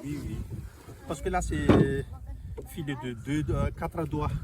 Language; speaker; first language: French; non-native, local second language; Malagasy